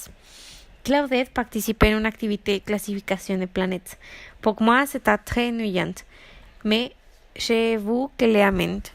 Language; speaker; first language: French; non-native, learner; Spanish